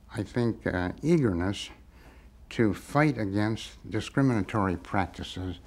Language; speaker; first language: English; native; English